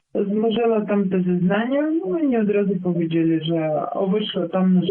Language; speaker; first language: Polish; non-native, learner; Ukrainian